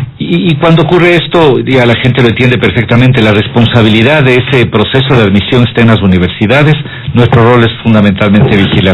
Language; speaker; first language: Spanish; native; Spanish